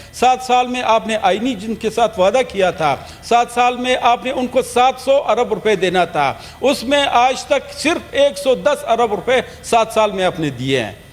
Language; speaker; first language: Urdu; non-native, local second language; Pashto